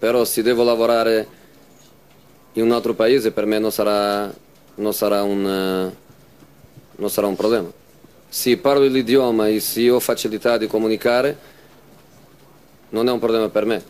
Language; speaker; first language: Italian; non-native, fluent; Portuguese